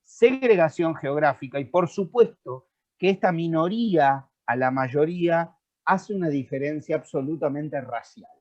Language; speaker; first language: Spanish; native; Spanish